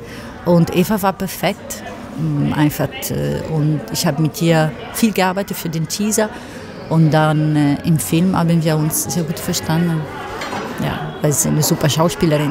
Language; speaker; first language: German; non-native, fluent; Italian